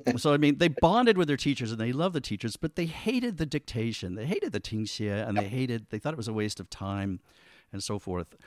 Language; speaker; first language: English; native; English